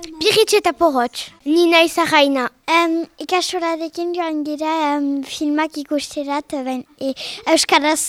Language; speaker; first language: Basque; non-native, local second language; French